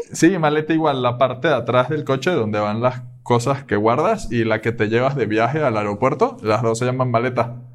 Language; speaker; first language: Spanish; native; Spanish